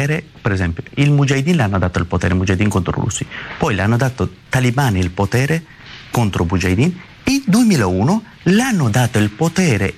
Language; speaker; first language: Italian; non-native, learner; Persian